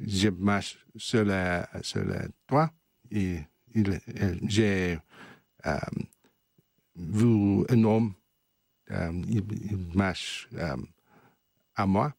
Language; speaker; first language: French; non-native, learner; English